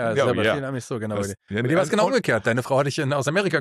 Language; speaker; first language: German; native; German